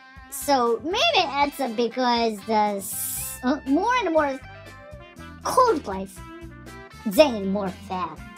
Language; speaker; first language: English; non-native, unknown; Japanese